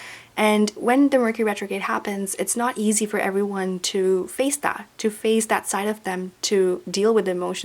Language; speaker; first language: English; native; English